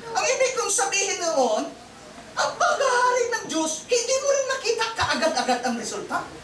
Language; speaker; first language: Filipino; non-native, local second language; Cebuano